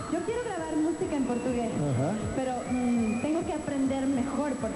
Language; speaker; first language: Portuguese; non-native, learner; Spanish